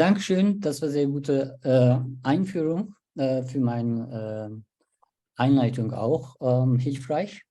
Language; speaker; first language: German; non-native, learner; Turkish